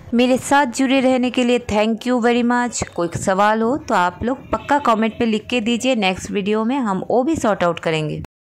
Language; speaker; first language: Hindi; non-native, local second language; Bangla